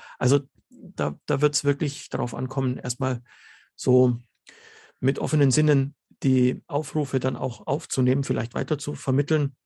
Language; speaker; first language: German; early bilingual, other home language; Slovenian